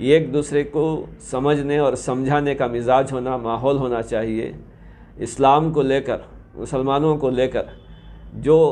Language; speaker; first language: Hindi; non-native, local second language; Urdu